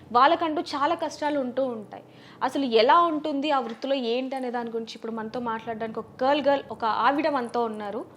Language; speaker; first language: Telugu; native; Telugu